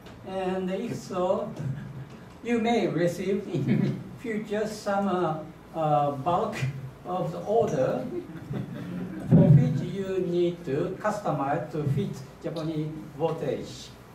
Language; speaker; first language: English; non-native, fluent; Japanese